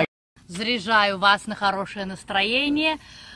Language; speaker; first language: Russian; native; Russian